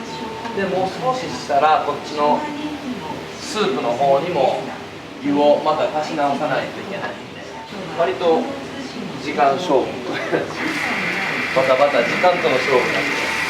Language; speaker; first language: Japanese; native; Japanese